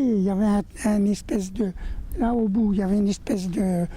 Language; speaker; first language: French; native; French